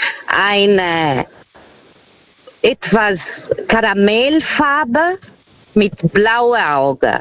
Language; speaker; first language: German; non-native, fluent; Portuguese